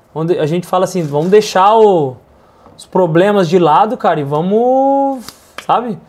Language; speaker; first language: Portuguese; native; Portuguese